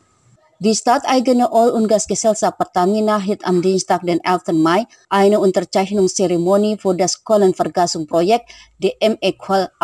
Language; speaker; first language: German; non-native, fluent; Indonesian